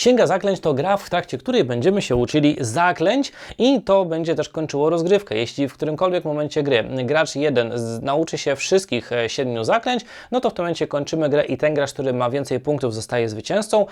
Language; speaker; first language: Polish; native; Polish